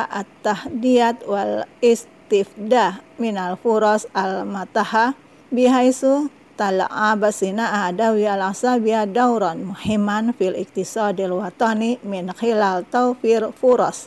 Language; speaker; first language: Arabic; non-native, fluent; Indonesian